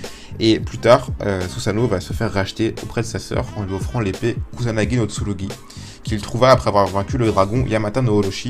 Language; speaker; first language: French; native; French